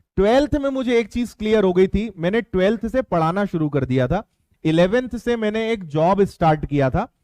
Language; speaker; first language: Hindi; native; Hindi